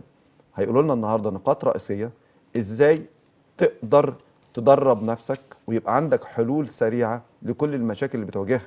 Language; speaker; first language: Arabic; native; Arabic